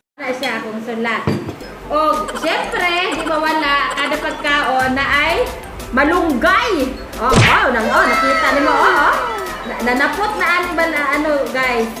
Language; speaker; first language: Cebuano; native; Cebuano